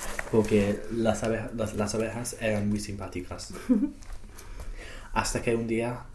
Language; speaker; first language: Spanish; non-native, learner; English